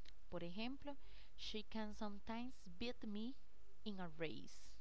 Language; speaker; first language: English; non-native, fluent; Spanish